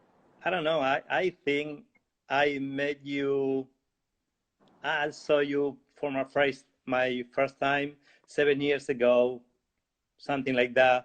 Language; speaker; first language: English; non-native, learner; Spanish